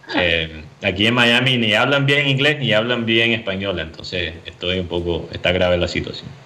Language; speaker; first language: Spanish; early bilingual, heritage; Spanish